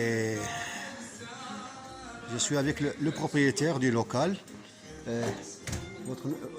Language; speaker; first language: French; non-native, fluent; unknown